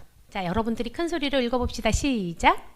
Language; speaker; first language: Korean; native; Korean